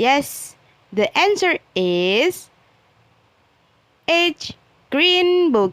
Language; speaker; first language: English; non-native, learner; Indonesian